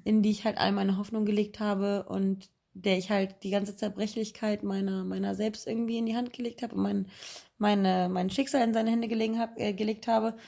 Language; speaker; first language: German; native; German